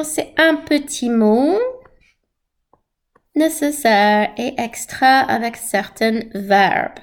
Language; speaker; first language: French; non-native, fluent; English